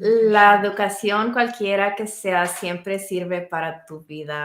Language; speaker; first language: Spanish; early bilingual, heritage; Spanish